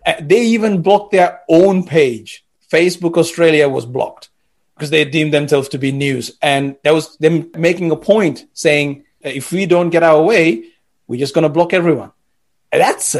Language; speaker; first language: English; non-native, local second language; Sinhala